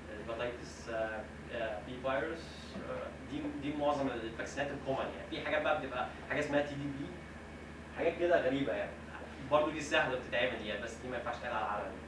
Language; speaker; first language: Arabic; native; Arabic